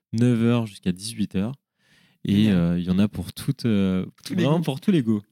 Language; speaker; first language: French; native; French